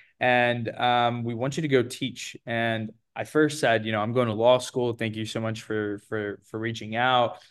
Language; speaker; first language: English; early bilingual, other home language; Portuguese